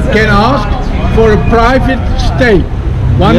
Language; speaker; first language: English; non-native, learner; Dutch